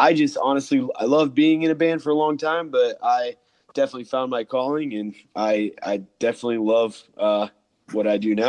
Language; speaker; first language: English; native; English